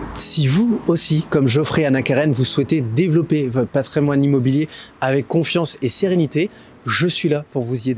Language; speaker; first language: French; native; French